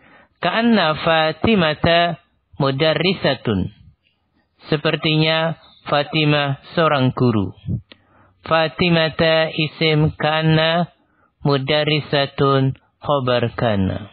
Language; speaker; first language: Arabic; non-native, fluent; Indonesian